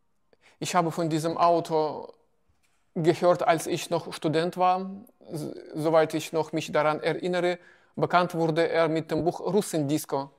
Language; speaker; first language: German; non-native, fluent; Russian